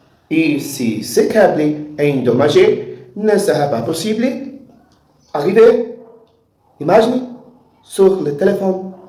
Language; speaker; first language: French; non-native, learner; Portuguese